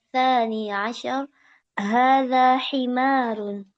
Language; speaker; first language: Arabic; non-native, learner; Indonesian